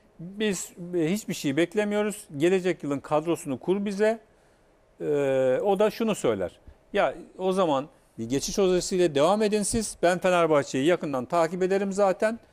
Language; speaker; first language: Turkish; native; Turkish